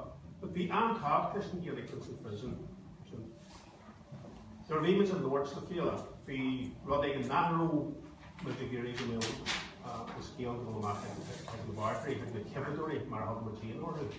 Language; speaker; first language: Irish; non-native, local second language; English